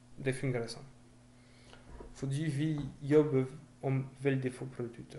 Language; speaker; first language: Norwegian; non-native, fluent; French